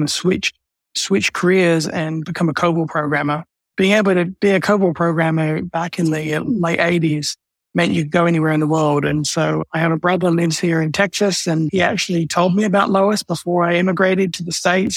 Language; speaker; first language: English; native; English